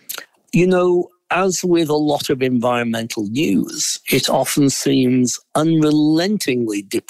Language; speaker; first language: English; native; English